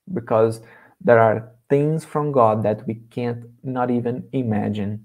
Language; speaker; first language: English; non-native, learner; Portuguese